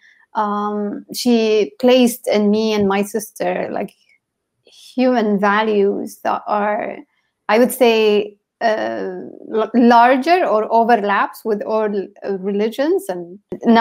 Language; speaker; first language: English; non-native, fluent; Arabic